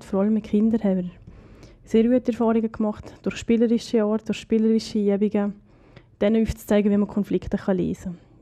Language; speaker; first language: German; native; German